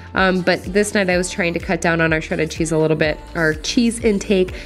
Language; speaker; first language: English; native; English